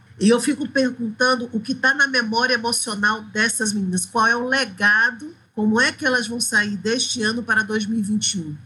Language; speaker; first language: Portuguese; native; Portuguese